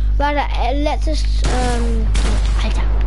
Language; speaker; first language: German; non-native, learner; English